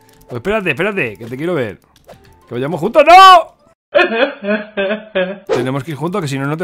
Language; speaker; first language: Spanish; native; Spanish